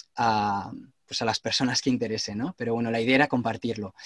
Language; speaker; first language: Spanish; native; Spanish